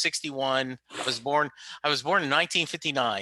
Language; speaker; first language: English; native; English